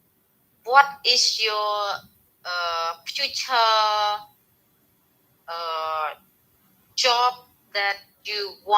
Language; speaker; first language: English; non-native, learner; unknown